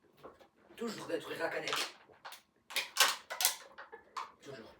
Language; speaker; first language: French; native; French